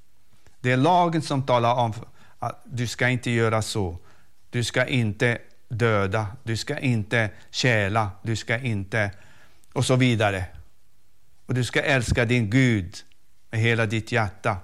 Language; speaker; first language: Swedish; non-native, fluent; Arabic